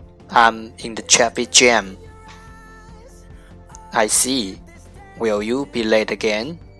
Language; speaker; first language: English; non-native, fluent; Chinese